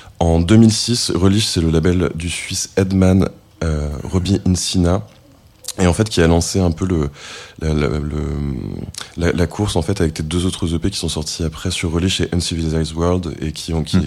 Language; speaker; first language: French; native; French